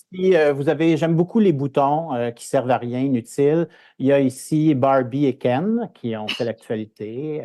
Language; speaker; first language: French; native; French